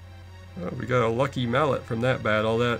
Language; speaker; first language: English; native; English